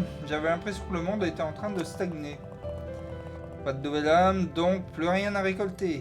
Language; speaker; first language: French; native; French